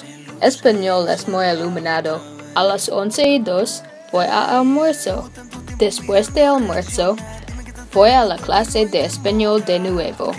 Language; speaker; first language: Spanish; non-native, learner; English